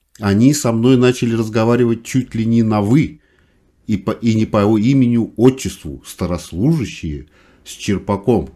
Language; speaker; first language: Russian; non-native, local second language; Uzbek